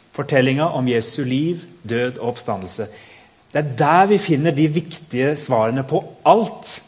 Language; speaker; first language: Norwegian; native; Norwegian